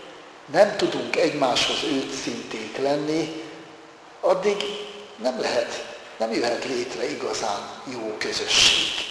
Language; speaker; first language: Hungarian; native; Hungarian